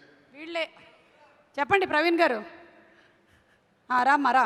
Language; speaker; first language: Telugu; native; Telugu